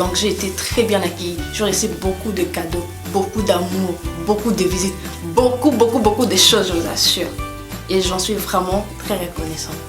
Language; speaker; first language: French; non-native, local second language; Lingala